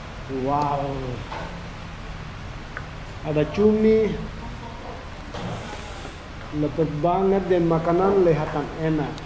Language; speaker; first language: Indonesian; non-native, learner; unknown